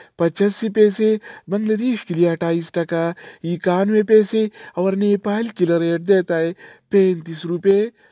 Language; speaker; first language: Urdu; non-native, local second language; Pashto